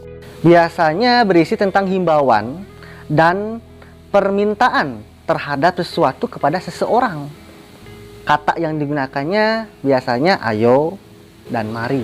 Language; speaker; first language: Indonesian; native; Indonesian